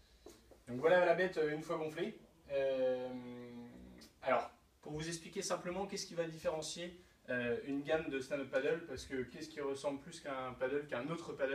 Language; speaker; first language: French; native; French